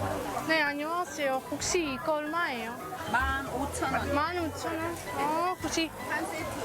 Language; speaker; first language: Korean; non-native, learner; Spanish